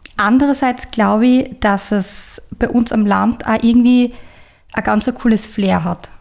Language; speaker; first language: German; native; German